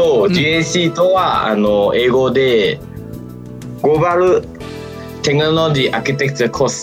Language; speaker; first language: Japanese; non-native, fluent; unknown